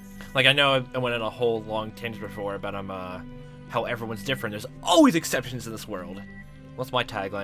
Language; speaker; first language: English; native; English